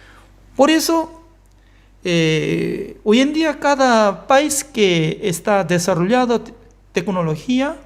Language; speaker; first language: Spanish; non-native, fluent; Korean